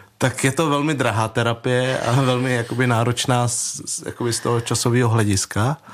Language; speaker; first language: Czech; early bilingual, other home language; Vietnamese